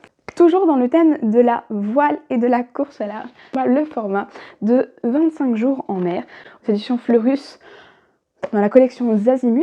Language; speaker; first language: French; native; French